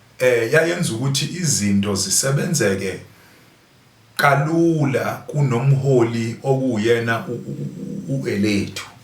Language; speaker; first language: Zulu; native; Zulu